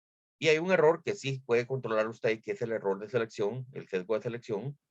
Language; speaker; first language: Spanish; native; Spanish